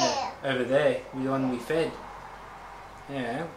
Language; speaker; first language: English; native; English